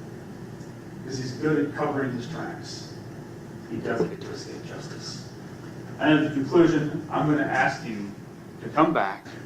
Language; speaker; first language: English; native; English